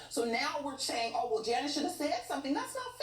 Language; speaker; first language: English; native; English